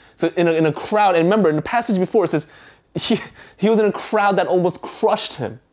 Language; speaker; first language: English; early bilingual, other home language; Korean